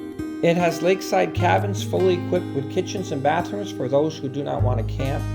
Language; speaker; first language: English; native; English